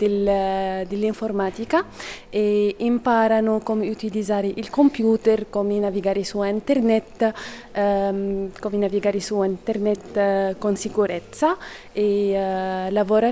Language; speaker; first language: Italian; non-native, fluent; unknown